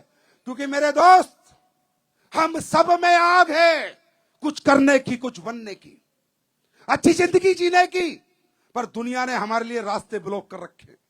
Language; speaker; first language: Hindi; native; Hindi